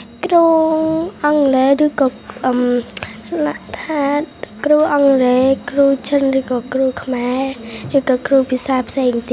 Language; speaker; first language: Khmer; non-native, local second language; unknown